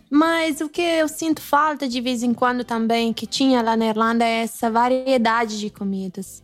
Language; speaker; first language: Portuguese; non-native, fluent; Italian